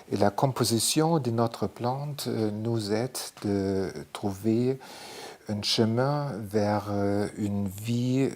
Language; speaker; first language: French; non-native, fluent; German